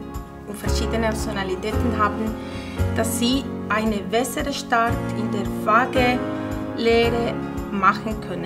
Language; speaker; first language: German; non-native, fluent; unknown